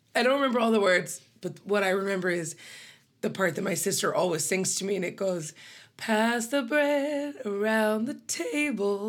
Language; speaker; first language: English; native; English